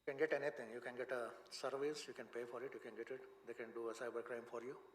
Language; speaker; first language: English; non-native, local second language; Kannada